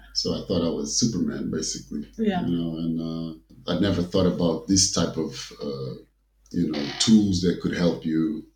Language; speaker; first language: English; early bilingual, other home language; Kabuverdianu